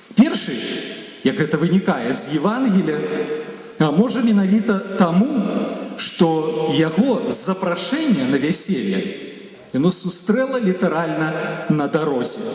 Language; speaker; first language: Belarusian; native; Belarusian